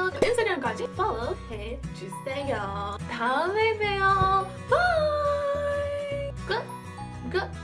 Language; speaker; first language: Korean; non-native, fluent; English